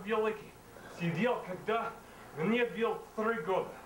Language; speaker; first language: Russian; non-native, learner; English